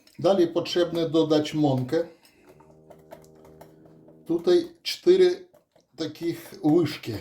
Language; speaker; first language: Polish; non-native, learner; Russian